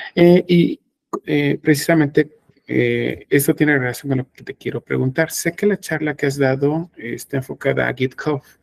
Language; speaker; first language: Spanish; native; Spanish